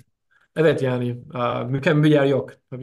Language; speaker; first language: Turkish; non-native, learner; German